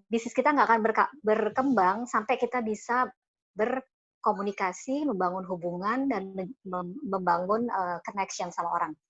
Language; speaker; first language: Indonesian; native; Indonesian